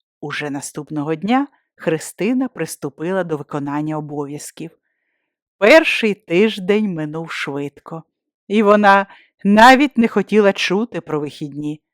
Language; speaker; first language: Ukrainian; native; Ukrainian